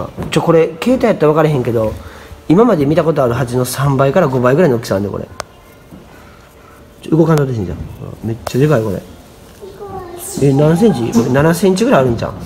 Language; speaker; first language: Japanese; native; Japanese